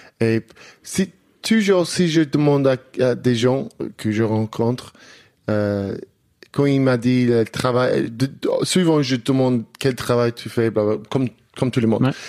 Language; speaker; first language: French; non-native, learner; English